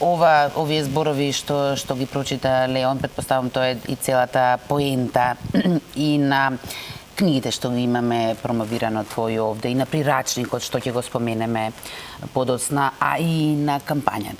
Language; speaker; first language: Macedonian; native; Macedonian